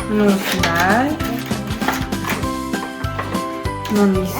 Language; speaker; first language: Russian; non-native, local second language; Kazakh